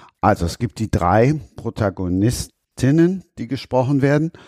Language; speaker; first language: German; native; German